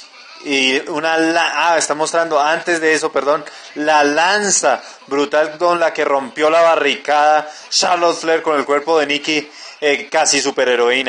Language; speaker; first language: Spanish; native; Spanish